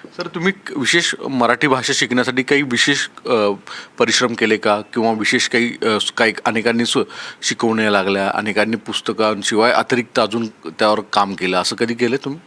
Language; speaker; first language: Marathi; native; Marathi